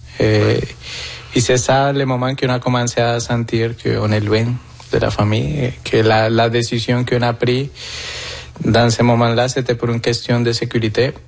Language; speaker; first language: French; non-native, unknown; Spanish